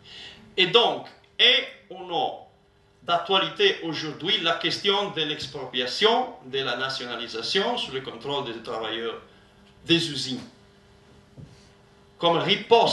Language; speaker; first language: French; non-native, learner; Italian